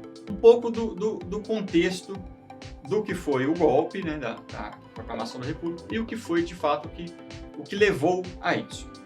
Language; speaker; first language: Portuguese; native; Portuguese